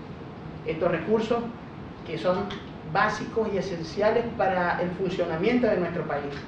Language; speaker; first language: Spanish; native; Spanish